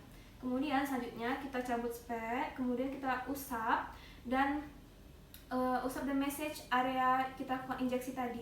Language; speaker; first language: Indonesian; native; Indonesian